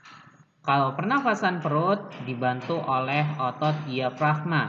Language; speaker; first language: Indonesian; native; Indonesian